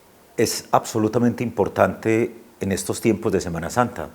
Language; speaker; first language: Spanish; native; Spanish